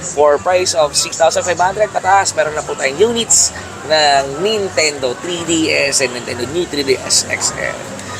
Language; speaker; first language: Filipino; native; Filipino